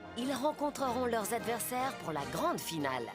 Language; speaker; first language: French; native; French